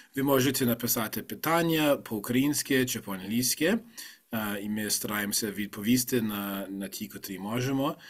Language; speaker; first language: Ukrainian; early bilingual, other home language; English